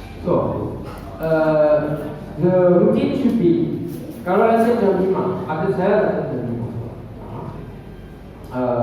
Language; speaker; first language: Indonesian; non-native, learner; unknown